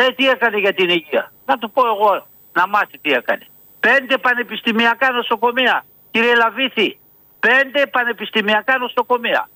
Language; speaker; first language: Greek; native; Greek